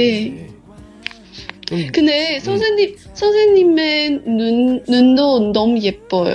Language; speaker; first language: Korean; non-native, learner; Chinese